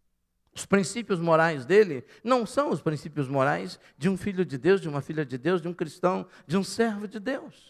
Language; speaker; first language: Portuguese; native; Portuguese